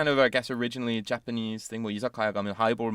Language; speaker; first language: English; native; English